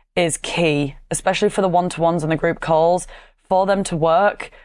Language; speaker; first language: English; native; English